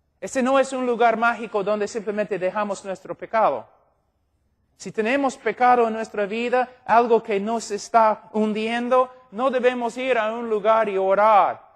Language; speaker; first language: Spanish; non-native, fluent; English